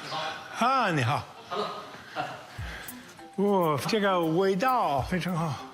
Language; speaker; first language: Chinese; non-native, learner; English